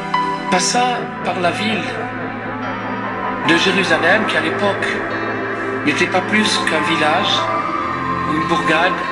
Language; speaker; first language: French; native; French